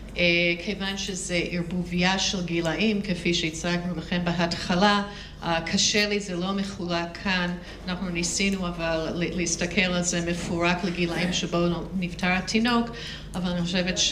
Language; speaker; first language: Hebrew; non-native, fluent; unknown